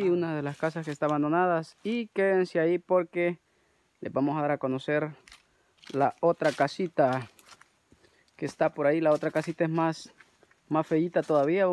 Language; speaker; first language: Spanish; native; Spanish